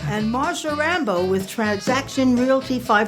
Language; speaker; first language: English; native; English